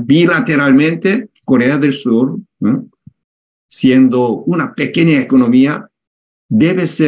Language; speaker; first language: Spanish; non-native, fluent; Korean